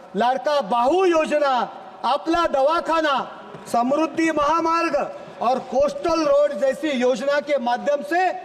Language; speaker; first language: Hindi; non-native, local second language; Marathi